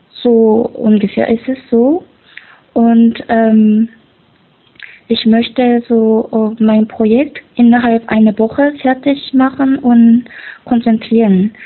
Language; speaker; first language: German; non-native, fluent; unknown